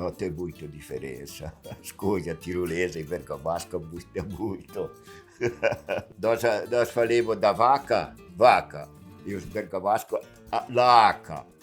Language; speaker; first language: Portuguese; non-native, local second language; Italian